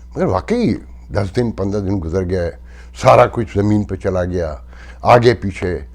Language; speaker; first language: Urdu; native; Urdu